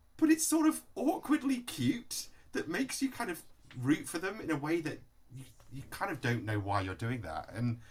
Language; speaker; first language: English; native; English